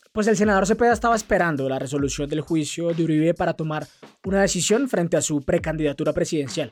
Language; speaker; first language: Spanish; native; Spanish